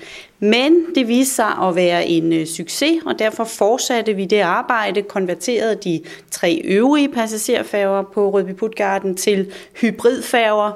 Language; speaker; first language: Danish; native; Danish